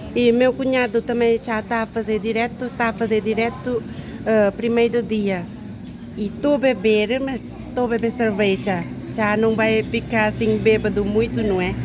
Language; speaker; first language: Portuguese; non-native, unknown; Thai